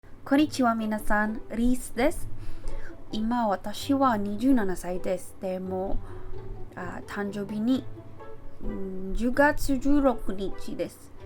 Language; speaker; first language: Japanese; non-native, learner; Filipino